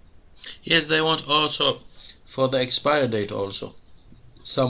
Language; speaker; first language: English; non-native, fluent; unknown